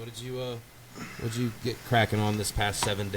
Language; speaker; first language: English; native; English